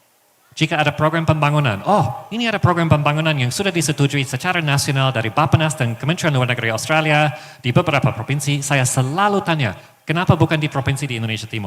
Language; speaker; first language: Indonesian; non-native, fluent; English